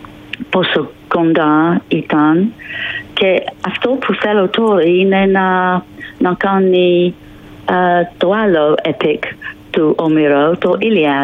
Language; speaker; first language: Greek; non-native, fluent; English